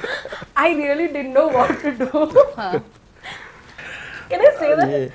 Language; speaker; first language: Telugu; non-native, fluent; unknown